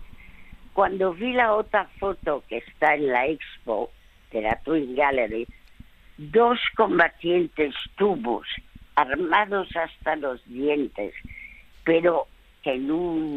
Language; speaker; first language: Spanish; early bilingual, other home language; French